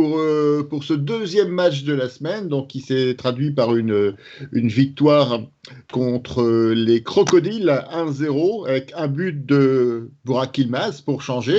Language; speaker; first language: French; native; French